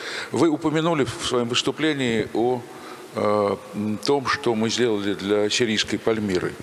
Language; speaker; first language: Russian; native; Russian